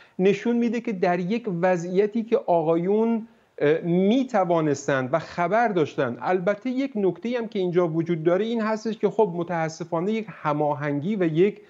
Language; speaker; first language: Persian; native; Persian